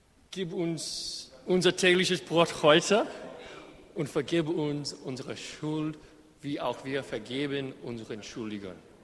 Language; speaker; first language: German; non-native, learner; English